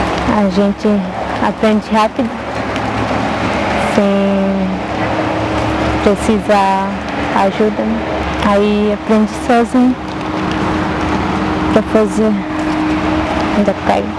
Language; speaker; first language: Portuguese; non-native, local second language; Guarani